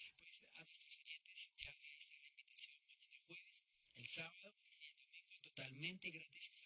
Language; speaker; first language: Spanish; native; Spanish